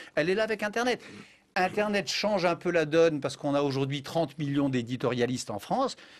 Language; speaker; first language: French; native; French